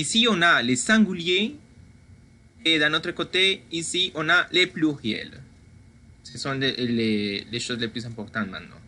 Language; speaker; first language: French; non-native, fluent; Spanish